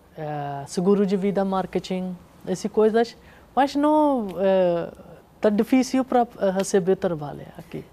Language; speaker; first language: Portuguese; non-native, learner; Urdu